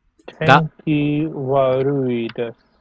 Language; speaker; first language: Japanese; non-native, learner; English